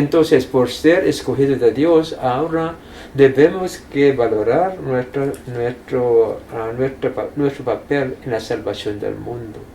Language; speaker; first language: Spanish; non-native, fluent; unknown